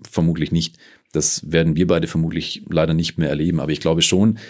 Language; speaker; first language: German; native; German